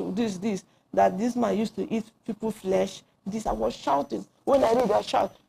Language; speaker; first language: English; non-native, local second language; Igbo